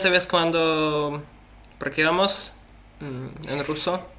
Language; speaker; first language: Spanish; non-native, learner; Russian